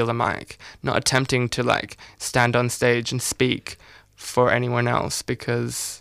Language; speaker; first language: English; native; English